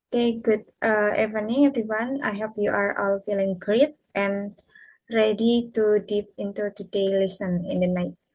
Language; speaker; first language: English; non-native, learner; Indonesian